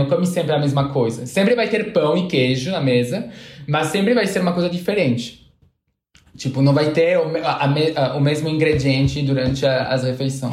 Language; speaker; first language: Portuguese; non-native, fluent; French